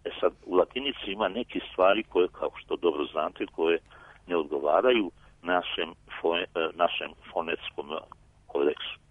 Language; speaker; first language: Serbian; native; Serbian